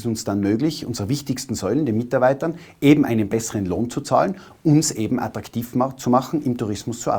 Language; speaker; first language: German; native; German